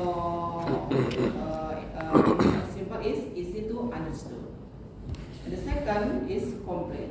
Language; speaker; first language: English; non-native, learner; Indonesian